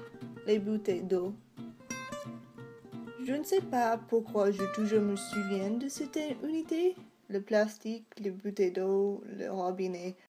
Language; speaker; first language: French; non-native, local second language; English